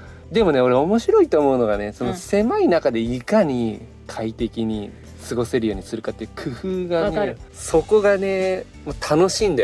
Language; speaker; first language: Japanese; native; Japanese